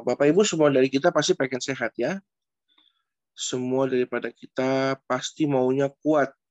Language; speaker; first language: Indonesian; native; Indonesian